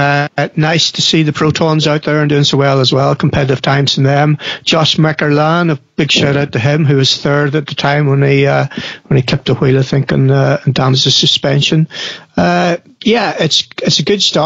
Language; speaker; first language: English; native; English